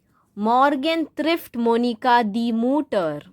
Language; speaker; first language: German; non-native, fluent; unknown